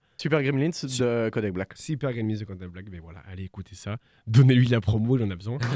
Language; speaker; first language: French; native; French